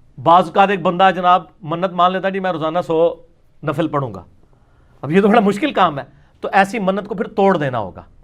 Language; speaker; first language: Urdu; non-native, local second language; Punjabi